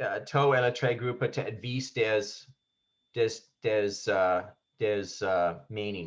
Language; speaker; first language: Danish; non-native, fluent; English